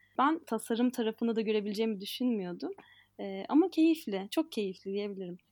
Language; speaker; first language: Turkish; native; Turkish